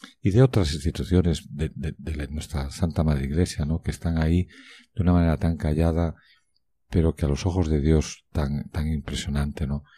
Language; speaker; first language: Spanish; native; Spanish